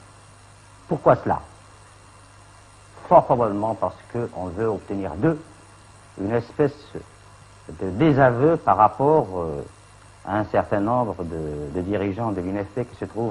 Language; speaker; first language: French; non-native, local second language; Arabic